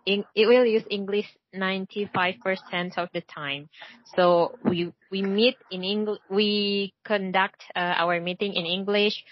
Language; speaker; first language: English; non-native, learner; Indonesian